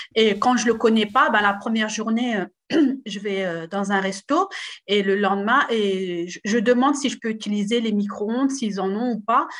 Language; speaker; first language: French; native; French